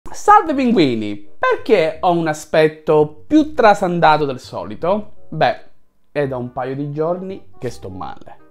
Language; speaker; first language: Italian; native; Italian